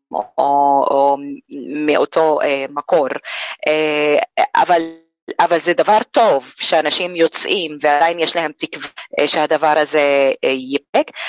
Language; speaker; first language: Hebrew; non-native, local second language; Arabic